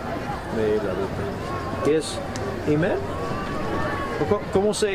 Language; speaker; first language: Spanish; non-native, fluent; English